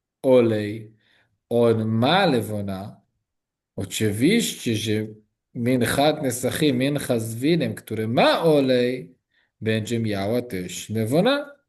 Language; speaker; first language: Polish; non-native, learner; Hebrew